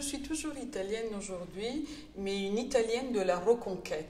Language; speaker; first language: French; non-native, fluent; Italian